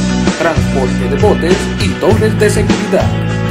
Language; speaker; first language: Spanish; native; Spanish